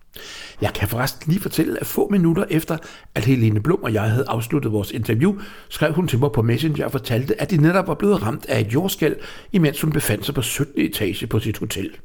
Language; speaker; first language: Danish; native; Danish